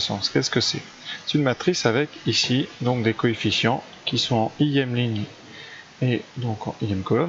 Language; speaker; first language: French; native; French